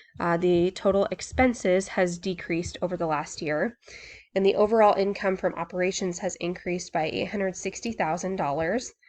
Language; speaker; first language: English; native; English